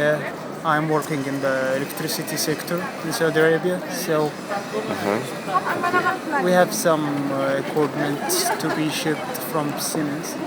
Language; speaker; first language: English; non-native, fluent; Arabic